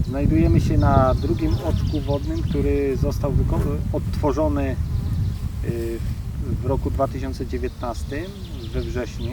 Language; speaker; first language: Polish; native; Polish